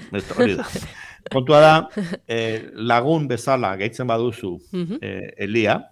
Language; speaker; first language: Basque; native; Basque